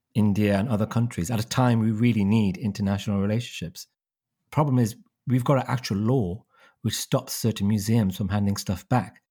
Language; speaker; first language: English; native; English